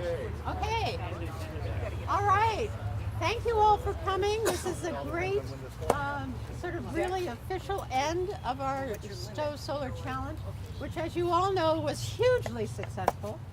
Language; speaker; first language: English; native; English